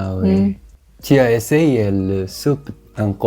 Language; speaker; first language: French; non-native, learner; Korean